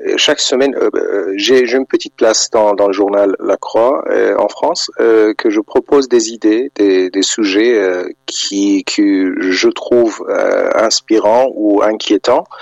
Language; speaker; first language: French; non-native, fluent; Persian